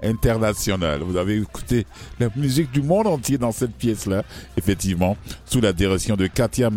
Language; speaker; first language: French; native; French